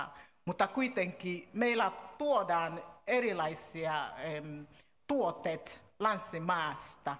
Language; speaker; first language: Finnish; non-native, learner; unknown